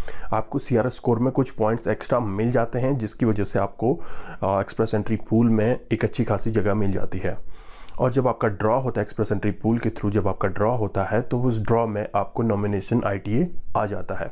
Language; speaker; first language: Hindi; native; Hindi